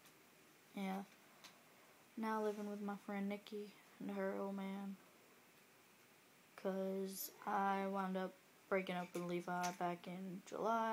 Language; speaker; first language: English; native; English